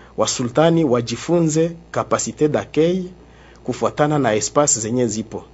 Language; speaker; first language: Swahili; non-native, local second language; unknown